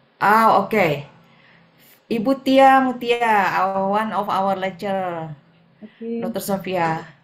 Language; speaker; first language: English; non-native, fluent; Indonesian